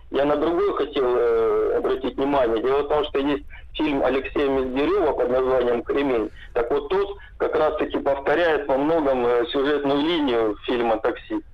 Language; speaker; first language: Russian; native; Russian